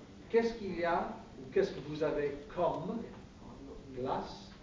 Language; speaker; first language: French; non-native, fluent; English